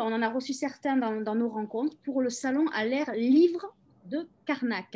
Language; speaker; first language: French; native; French